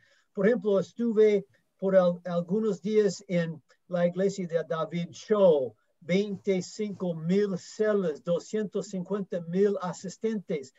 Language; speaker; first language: Spanish; non-native, fluent; English